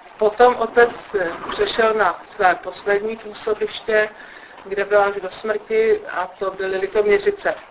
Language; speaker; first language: Czech; native; Czech